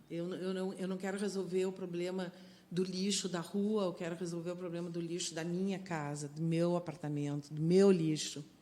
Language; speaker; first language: Portuguese; non-native, fluent; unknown